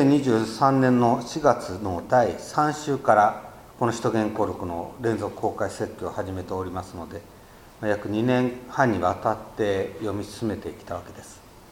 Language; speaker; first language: Japanese; native; Japanese